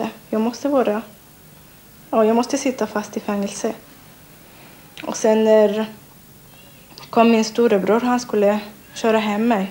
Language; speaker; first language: Swedish; non-native, learner; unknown